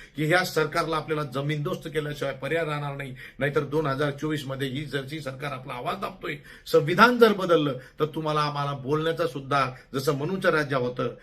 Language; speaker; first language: Marathi; non-native, local second language; Lambadi